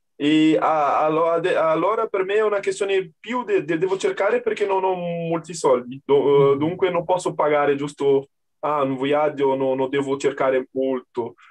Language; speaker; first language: Italian; non-native, learner; Portuguese